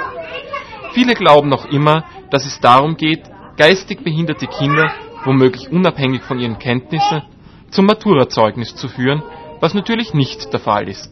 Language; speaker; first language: German; native; German